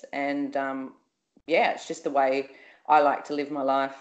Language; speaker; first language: English; native; English